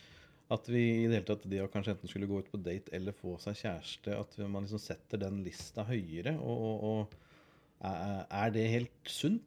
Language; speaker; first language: Norwegian; native; Norwegian